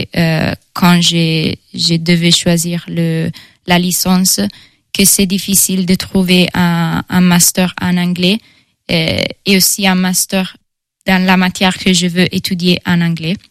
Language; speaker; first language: French; non-native, fluent; Italian